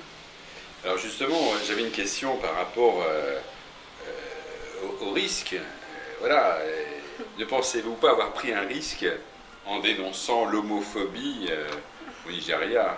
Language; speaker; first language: French; native; French